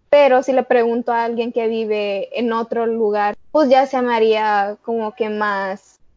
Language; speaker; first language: Spanish; early bilingual, heritage; Spanish